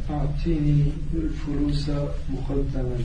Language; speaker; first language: Arabic; non-native, learner; French